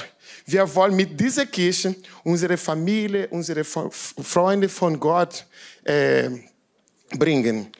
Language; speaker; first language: German; non-native, learner; Portuguese